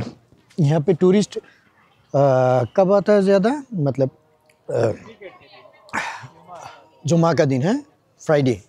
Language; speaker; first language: Hindi; non-native, learner; Bangla